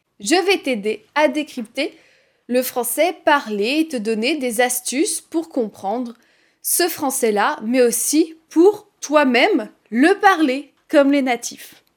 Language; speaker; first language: French; native; French